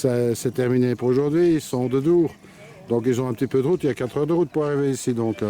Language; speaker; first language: French; native; French